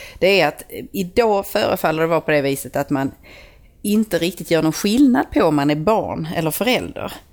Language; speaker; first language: Swedish; native; Swedish